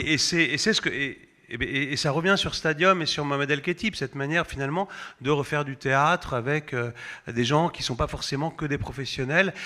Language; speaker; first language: French; native; French